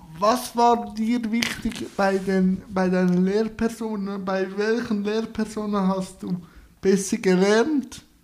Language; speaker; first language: German; native; German